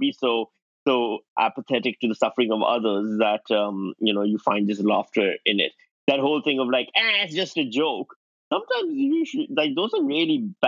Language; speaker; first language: English; non-native, local second language; Urdu